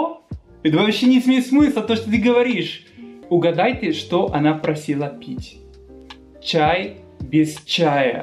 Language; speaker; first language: Russian; non-native, fluent; Spanish